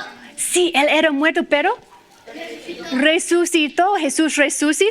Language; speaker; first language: Spanish; non-native, fluent; English